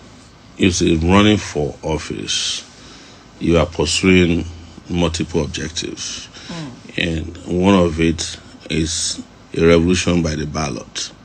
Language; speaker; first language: English; non-native, local second language; Yoruba